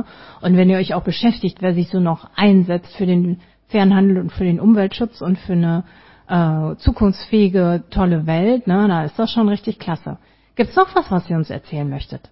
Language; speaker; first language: German; native; German